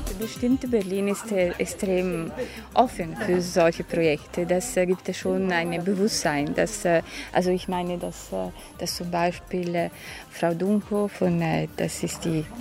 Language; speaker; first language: German; non-native, fluent; Italian